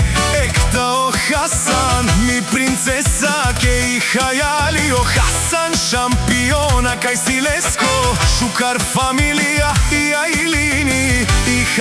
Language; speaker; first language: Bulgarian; non-native, local second language; Romany